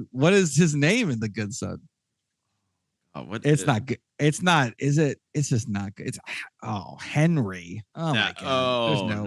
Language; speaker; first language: English; native; English